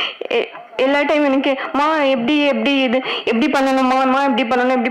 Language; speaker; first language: Tamil; non-native, learner; Bangla